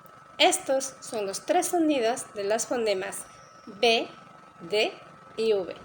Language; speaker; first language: Spanish; native; Spanish